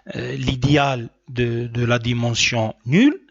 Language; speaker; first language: French; non-native, local second language; Arabic